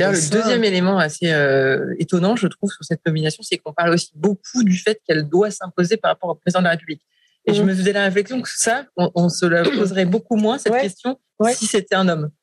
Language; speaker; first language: French; native; French